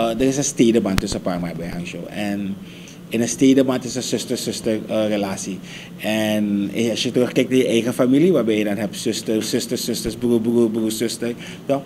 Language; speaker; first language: Dutch; native; Dutch